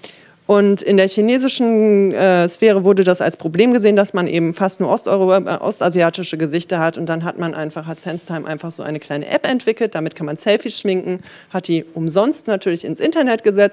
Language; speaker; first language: German; native; German